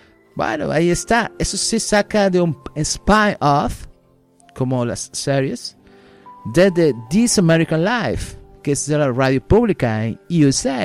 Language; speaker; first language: Spanish; non-native, learner; English